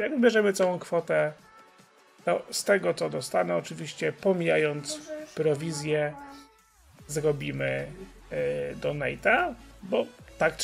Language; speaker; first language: Polish; native; Polish